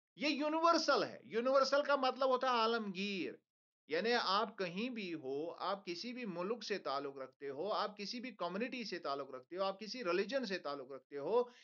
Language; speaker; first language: Hindi; non-native, local second language; Kashmiri